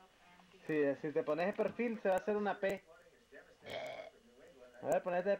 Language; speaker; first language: Spanish; native; Spanish